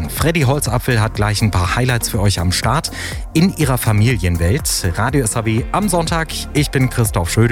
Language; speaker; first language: German; native; German